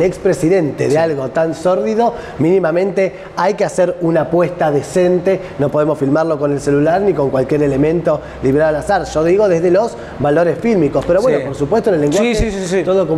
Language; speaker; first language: Spanish; native; Spanish